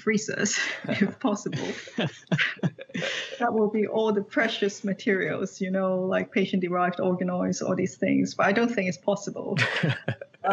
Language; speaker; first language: English; non-native, local second language; Cantonese